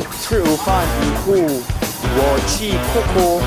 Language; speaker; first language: Chinese; non-native, learner; Korean